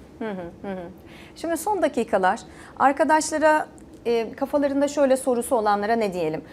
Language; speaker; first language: Turkish; native; Turkish